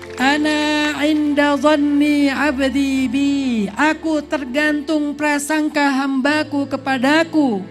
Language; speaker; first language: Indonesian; native; Indonesian